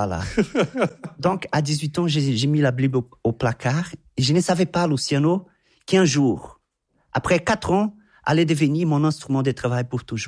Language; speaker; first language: French; non-native, fluent; Portuguese